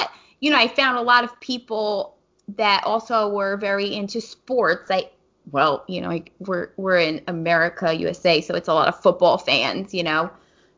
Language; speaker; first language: English; native; English